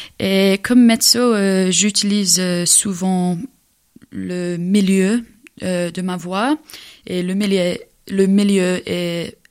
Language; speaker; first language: French; non-native, fluent; English